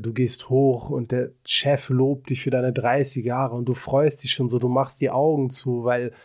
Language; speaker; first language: German; native; German